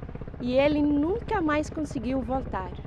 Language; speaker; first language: Portuguese; non-native, fluent; Arabic